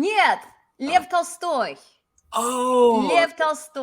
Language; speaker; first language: Russian; non-native, fluent; English